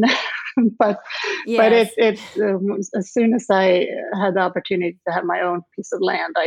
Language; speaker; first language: English; non-native, fluent; Swedish